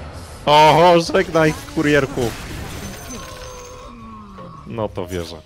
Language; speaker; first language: Polish; native; Polish